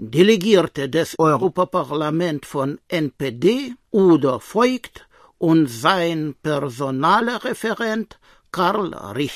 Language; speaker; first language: German; non-native, learner; Russian